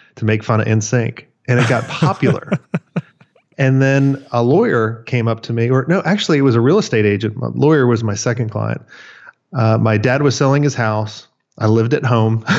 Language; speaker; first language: English; native; English